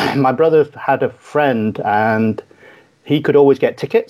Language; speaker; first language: English; native; English